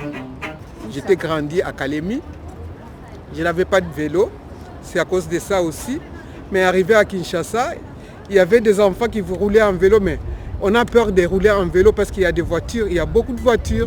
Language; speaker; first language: French; non-native, local second language; Swahili